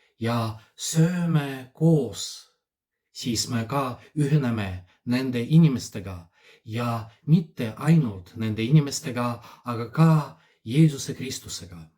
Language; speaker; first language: Estonian; non-native, fluent; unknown